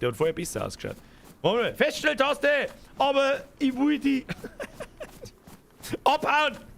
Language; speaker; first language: German; native; German